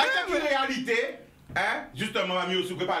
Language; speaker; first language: French; non-native, local second language; Guadeloupean Creole French